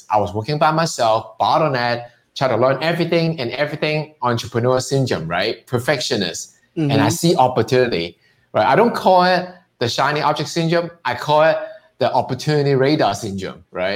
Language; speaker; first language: English; non-native, local second language; Cantonese